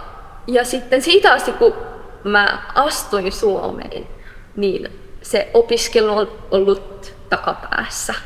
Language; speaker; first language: Finnish; non-native, fluent; Persian